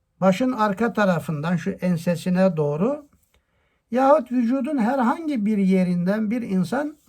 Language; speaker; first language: Turkish; native; Turkish